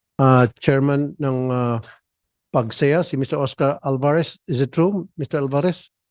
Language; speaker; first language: Filipino; native; Filipino